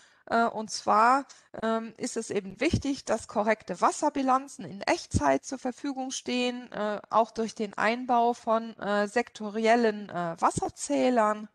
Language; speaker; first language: German; non-native, local second language; Luxembourgish